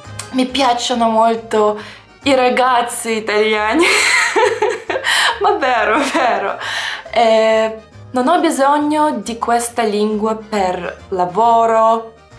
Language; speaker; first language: Italian; non-native, learner; Russian